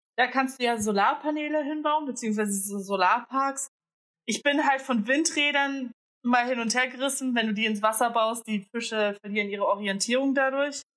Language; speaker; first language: German; native; German